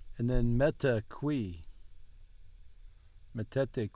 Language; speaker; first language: Italian; non-native, learner; English